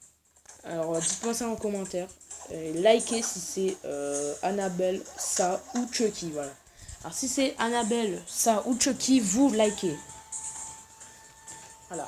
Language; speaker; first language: French; native; French